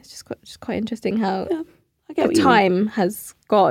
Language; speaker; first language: English; native; English